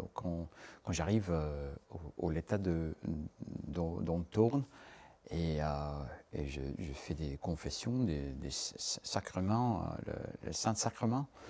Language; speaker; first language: French; non-native, learner; English